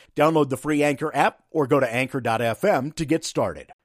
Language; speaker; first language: English; native; English